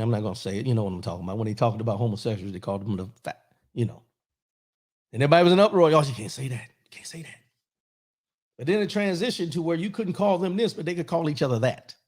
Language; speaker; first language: English; native; English